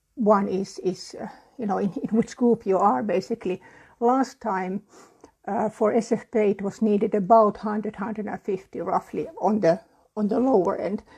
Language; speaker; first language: English; non-native, fluent; Finnish